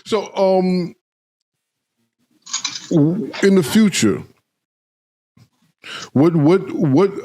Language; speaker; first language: English; native; English